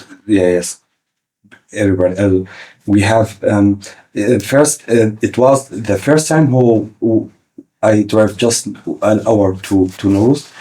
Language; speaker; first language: English; early bilingual, other home language; Kurdish